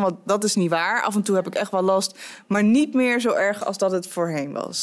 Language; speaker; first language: Dutch; native; Dutch